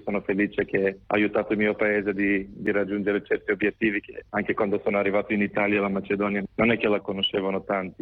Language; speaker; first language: Italian; non-native, fluent; Macedonian